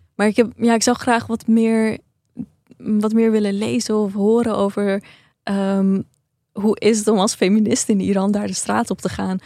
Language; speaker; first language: Dutch; early bilingual, other home language; Persian